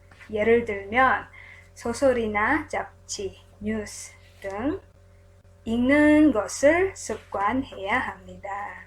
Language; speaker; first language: Korean; non-native, learner; Filipino